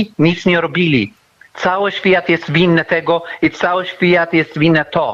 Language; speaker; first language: Polish; non-native, fluent; Arabic